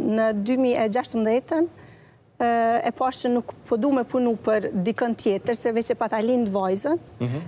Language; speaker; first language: Albanian; early bilingual, heritage; Albanian